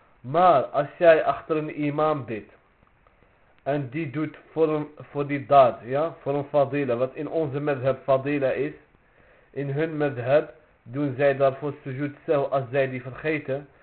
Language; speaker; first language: Dutch; early bilingual, other home language; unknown